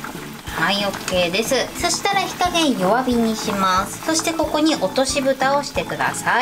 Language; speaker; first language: Japanese; native; Japanese